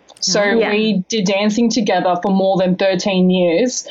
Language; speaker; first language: English; native; English